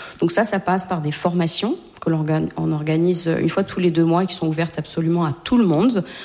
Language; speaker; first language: French; native; French